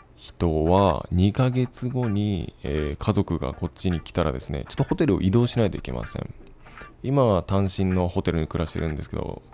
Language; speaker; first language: Japanese; native; Japanese